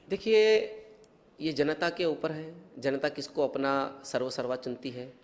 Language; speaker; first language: Hindi; native; Hindi